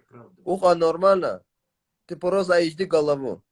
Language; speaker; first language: Russian; non-native, learner; Tajik